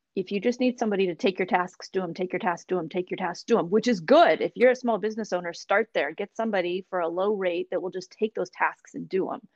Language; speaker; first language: English; native; English